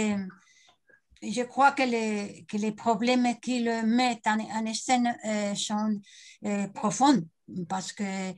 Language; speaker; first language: French; non-native, learner; Spanish